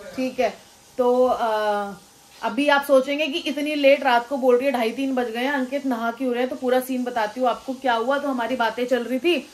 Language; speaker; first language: Hindi; native; Hindi